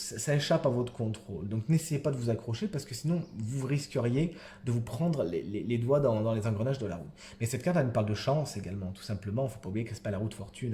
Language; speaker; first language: French; native; French